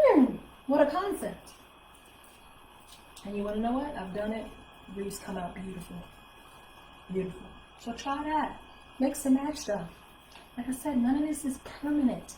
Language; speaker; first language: English; native; English